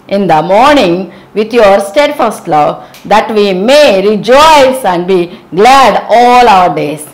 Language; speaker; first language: English; non-native, local second language; Telugu